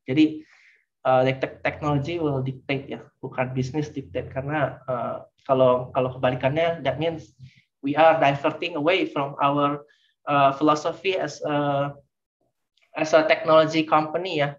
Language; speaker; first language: English; non-native, fluent; Indonesian